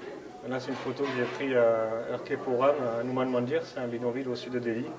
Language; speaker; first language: French; native; French